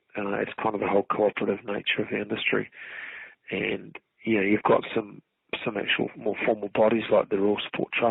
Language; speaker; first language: English; native; English